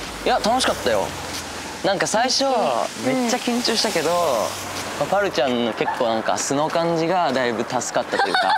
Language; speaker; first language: Japanese; native; Japanese